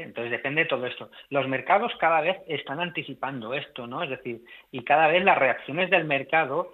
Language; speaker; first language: Spanish; native; Spanish